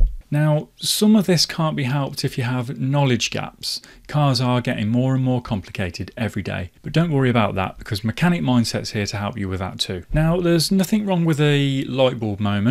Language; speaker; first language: English; native; English